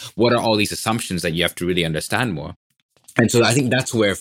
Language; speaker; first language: English; non-native, local second language; Swahili